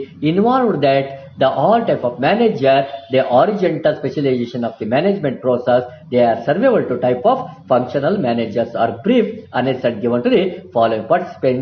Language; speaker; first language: English; non-native, local second language; Kannada